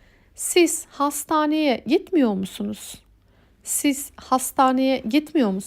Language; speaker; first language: Turkish; non-native, fluent; Uzbek